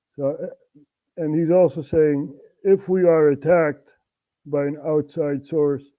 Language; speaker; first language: English; non-native, fluent; Dutch